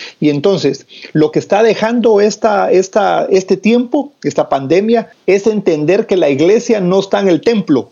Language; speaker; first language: Spanish; native; Spanish